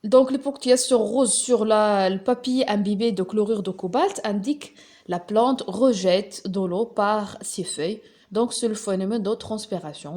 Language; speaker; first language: French; non-native, local second language; Arabic